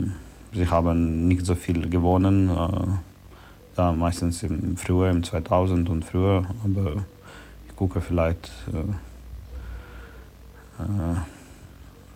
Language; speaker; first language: German; non-native, learner; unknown